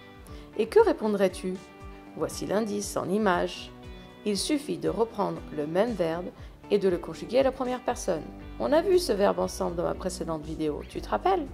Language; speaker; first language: French; non-native, fluent; English